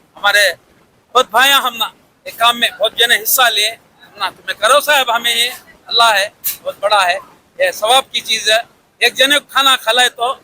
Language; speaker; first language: Hindi; non-native, local second language; Urdu